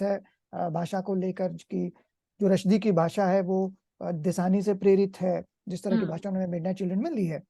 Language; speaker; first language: Hindi; native; Hindi